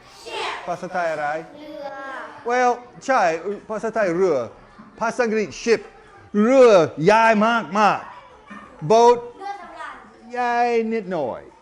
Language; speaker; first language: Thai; non-native, learner; English